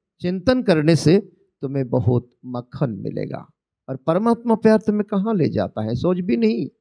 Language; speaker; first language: Hindi; non-native, local second language; Bangla